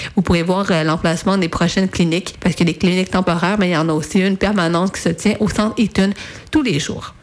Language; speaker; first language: French; native; French